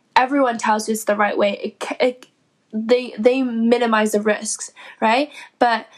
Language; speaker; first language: English; non-native, fluent; Chinese